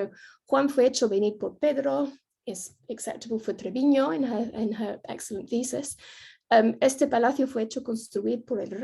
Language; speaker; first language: Spanish; non-native, fluent; English